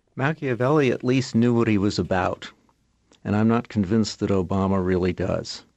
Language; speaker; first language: English; native; English